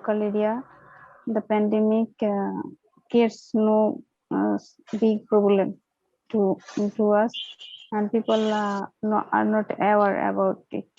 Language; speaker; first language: English; non-native, learner; Bangla